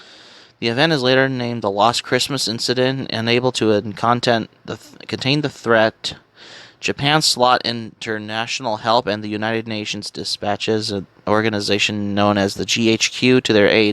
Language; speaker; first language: English; native; English